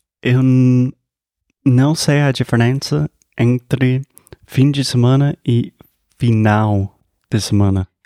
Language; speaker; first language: Portuguese; non-native, fluent; English